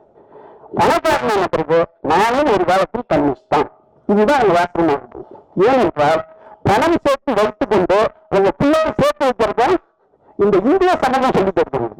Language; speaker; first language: Tamil; native; Tamil